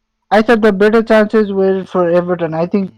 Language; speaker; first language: English; non-native, local second language; Nepali